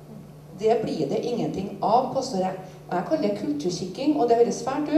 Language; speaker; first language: Norwegian; native; Norwegian